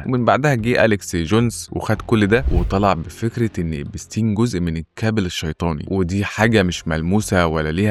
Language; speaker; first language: Arabic; native; Arabic